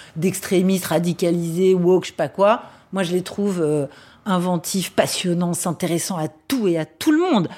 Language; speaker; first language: French; native; French